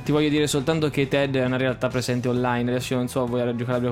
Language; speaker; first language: Italian; native; Italian